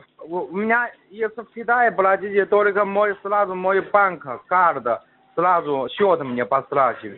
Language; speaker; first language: Russian; non-native, learner; Chinese